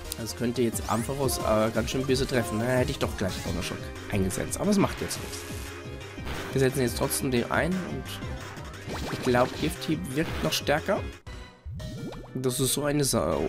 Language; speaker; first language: German; native; German